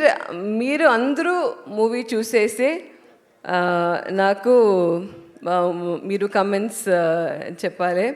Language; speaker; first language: Telugu; non-native, learner; Tamil